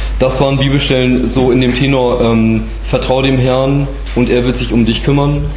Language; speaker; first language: German; native; German